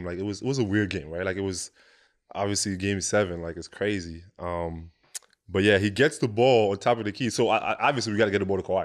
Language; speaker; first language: English; non-native, local second language; French